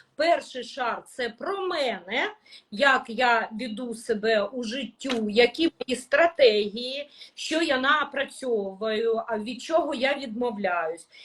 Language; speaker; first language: Ukrainian; non-native, local second language; Russian